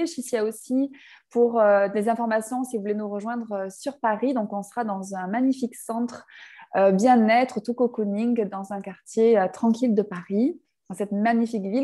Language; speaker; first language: French; native; French